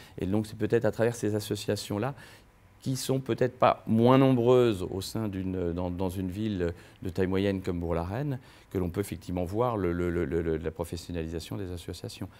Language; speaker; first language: French; native; French